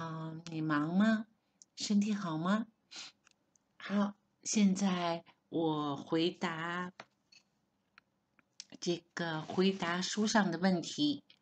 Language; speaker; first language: Chinese; non-native, learner; Hebrew